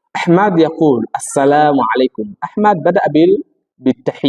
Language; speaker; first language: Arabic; non-native, fluent; Swahili